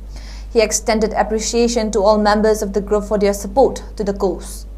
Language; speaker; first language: English; non-native, local second language; Manipuri